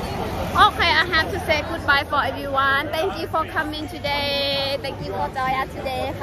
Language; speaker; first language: English; non-native, learner; Thai